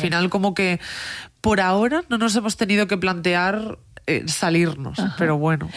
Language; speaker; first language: Spanish; native; Spanish